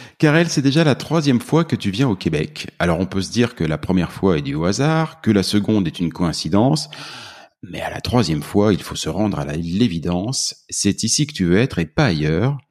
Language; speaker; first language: French; native; French